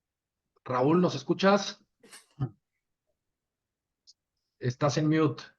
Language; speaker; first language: Spanish; native; Spanish